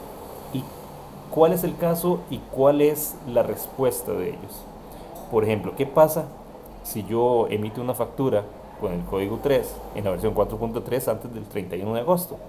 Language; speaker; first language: Spanish; native; Spanish